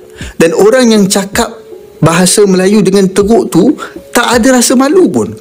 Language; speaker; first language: Malay; native; Malay